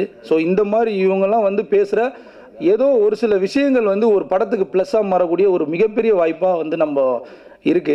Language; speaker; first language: Tamil; native; Tamil